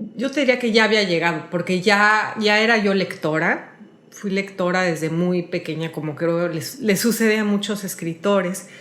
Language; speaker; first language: Spanish; early bilingual, heritage; Spanish